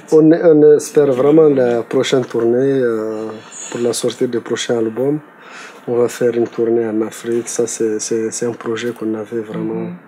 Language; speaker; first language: French; non-native, local second language; Tamasheq